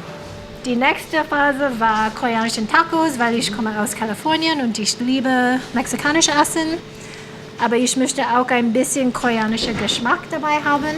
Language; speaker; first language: German; non-native, fluent; English